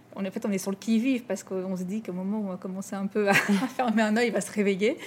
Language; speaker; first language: French; native; French